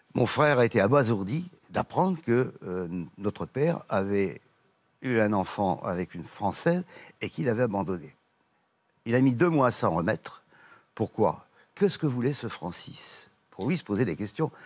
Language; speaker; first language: French; native; French